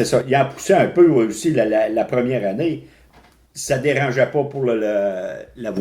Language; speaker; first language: French; native; French